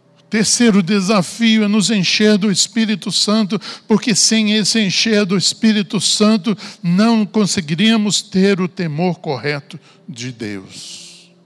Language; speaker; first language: Portuguese; native; Portuguese